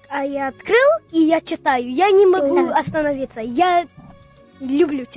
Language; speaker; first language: Russian; early bilingual, heritage; Russian